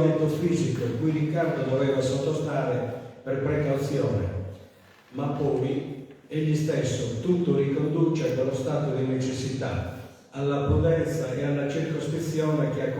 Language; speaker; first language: Italian; native; Italian